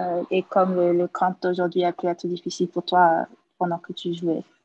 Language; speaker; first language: French; non-native, fluent; English